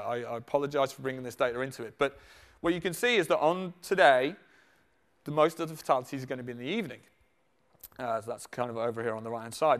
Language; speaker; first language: English; native; English